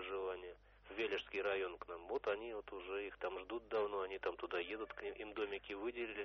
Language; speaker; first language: Russian; native; Russian